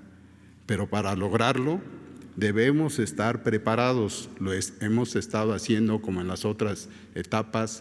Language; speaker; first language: Spanish; native; Spanish